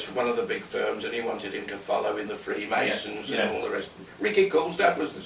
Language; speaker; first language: English; native; English